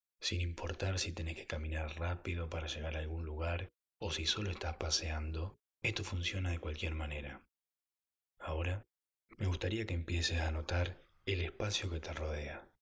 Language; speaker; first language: Spanish; native; Spanish